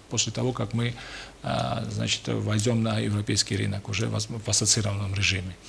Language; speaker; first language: Russian; non-native, local second language; Georgian